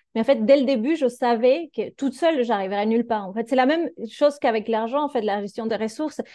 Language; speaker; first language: French; non-native, fluent; Spanish